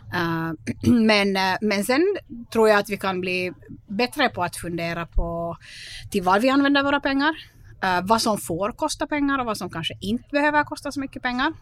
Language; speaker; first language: Swedish; native; Swedish